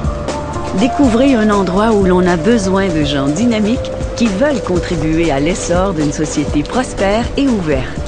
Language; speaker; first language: French; native; French